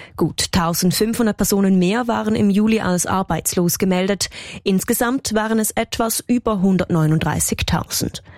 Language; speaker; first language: German; native; German